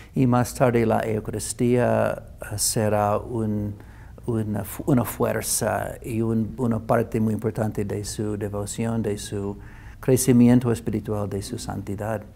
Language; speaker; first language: Spanish; non-native, fluent; English